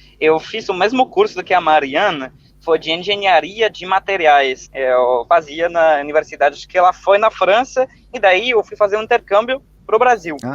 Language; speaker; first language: Portuguese; non-native, fluent; French